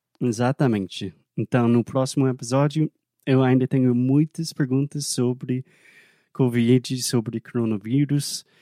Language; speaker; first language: Portuguese; non-native, fluent; English